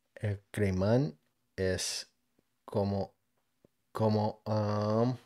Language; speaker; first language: Spanish; non-native, learner; English